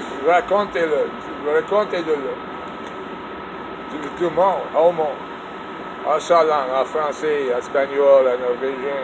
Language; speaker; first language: French; non-native, learner; English